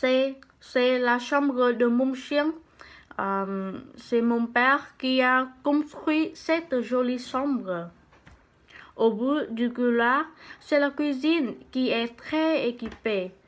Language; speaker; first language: French; non-native, learner; Vietnamese